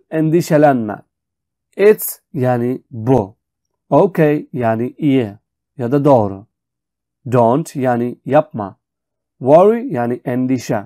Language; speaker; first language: Turkish; non-native, fluent; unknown